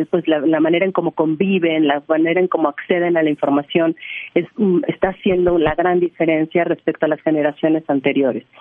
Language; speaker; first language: Spanish; native; Spanish